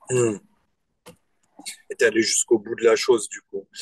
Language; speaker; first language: French; native; French